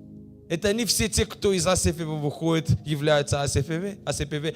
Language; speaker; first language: Russian; non-native, fluent; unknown